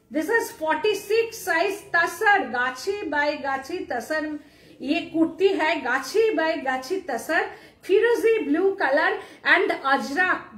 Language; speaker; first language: Hindi; non-native, local second language; Bangla